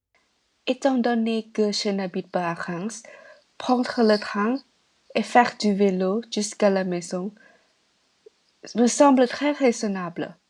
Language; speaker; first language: French; non-native, fluent; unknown